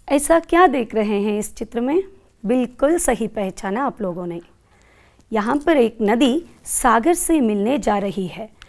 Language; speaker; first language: Hindi; non-native, local second language; Kannada